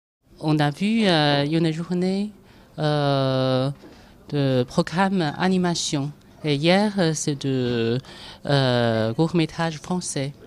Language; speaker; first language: French; non-native, fluent; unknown